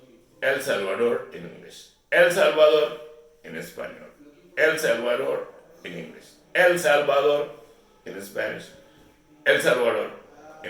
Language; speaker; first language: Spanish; non-native, learner; Urdu